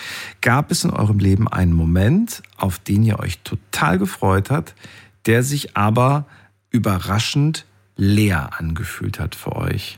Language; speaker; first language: German; native; German